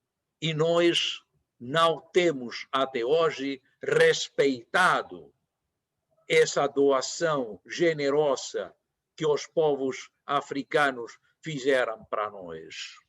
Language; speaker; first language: Portuguese; non-native, fluent; Spanish